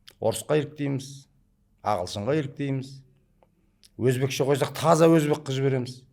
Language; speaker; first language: Kazakh; early bilingual, heritage; Kazakh